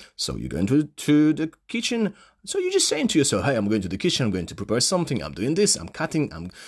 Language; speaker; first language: English; non-native, fluent; Polish